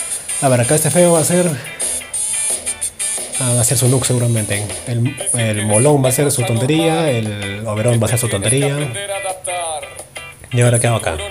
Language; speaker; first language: Spanish; native; Spanish